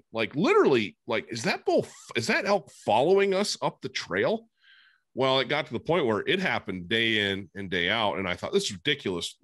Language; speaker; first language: English; native; English